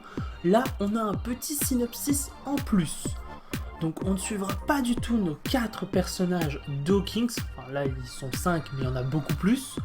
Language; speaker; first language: French; native; French